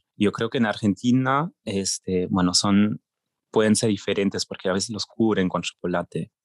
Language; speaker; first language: Spanish; early bilingual, heritage; German